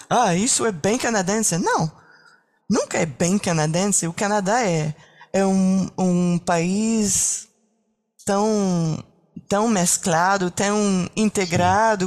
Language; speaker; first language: Portuguese; non-native, learner; French